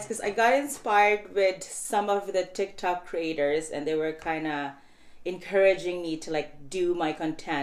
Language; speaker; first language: English; non-native, local second language; Cebuano